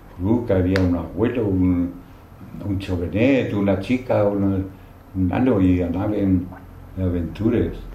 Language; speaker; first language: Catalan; non-native, local second language; Spanish